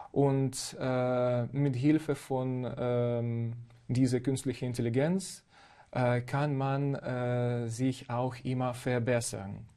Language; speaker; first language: German; non-native, fluent; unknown